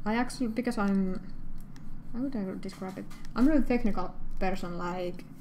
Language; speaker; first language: English; non-native, fluent; Finnish